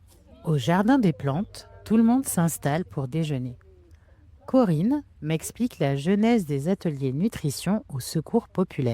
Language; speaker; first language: French; native; French